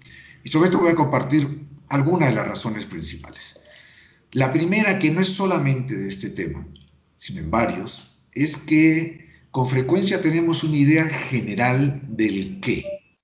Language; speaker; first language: Spanish; native; Spanish